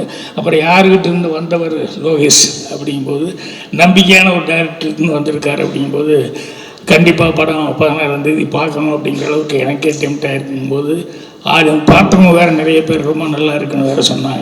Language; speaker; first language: Tamil; native; Tamil